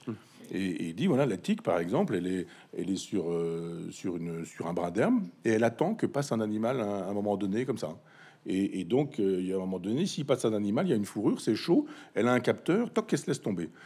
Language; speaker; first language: French; native; French